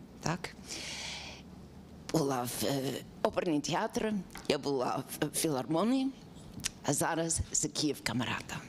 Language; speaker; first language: Ukrainian; non-native, learner; English